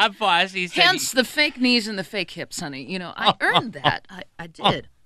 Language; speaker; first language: English; native; English